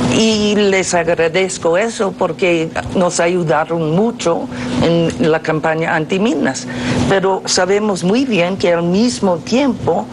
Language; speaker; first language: Spanish; non-native, fluent; English